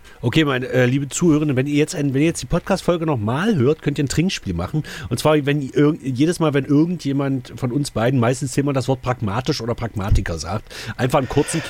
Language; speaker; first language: German; native; German